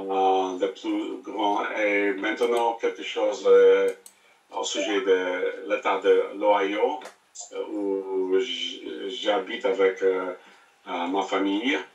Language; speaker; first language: French; non-native, learner; English